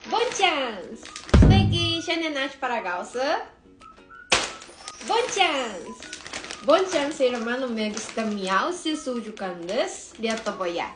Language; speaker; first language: Lithuanian; non-native, learner; Japanese